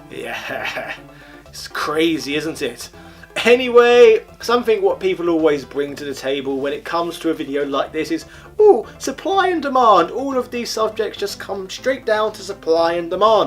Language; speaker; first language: English; native; English